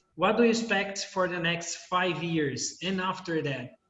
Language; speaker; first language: English; non-native, fluent; Portuguese